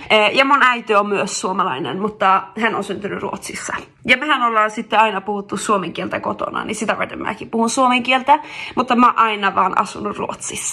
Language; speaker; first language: Finnish; early bilingual, heritage; Finnish